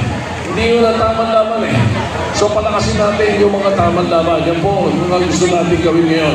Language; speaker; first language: Filipino; native; Filipino